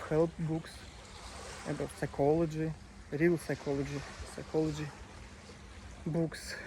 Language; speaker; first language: English; non-native, learner; Russian